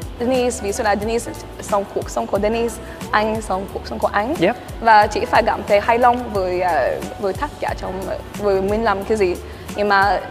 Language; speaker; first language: Vietnamese; early bilingual, heritage; Swedish